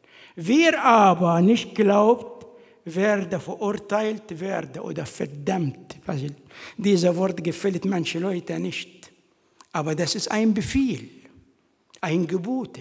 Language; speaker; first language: German; non-native, fluent; Arabic